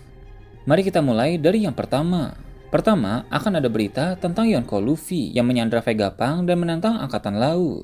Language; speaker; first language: Indonesian; native; Indonesian